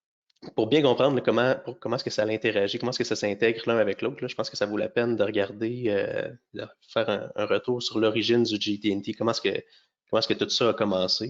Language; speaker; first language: French; native; French